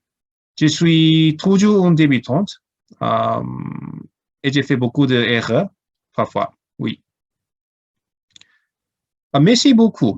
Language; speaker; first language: French; non-native, learner; Cantonese